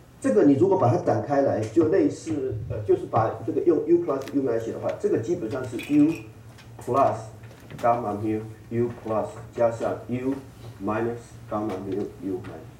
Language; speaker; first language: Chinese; native; Chinese